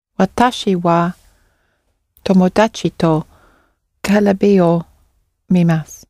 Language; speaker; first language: Japanese; non-native, learner; English